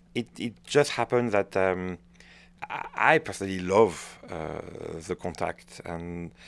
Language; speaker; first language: English; non-native, fluent; French